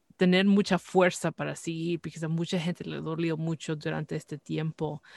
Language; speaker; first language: Spanish; early bilingual, heritage; Spanish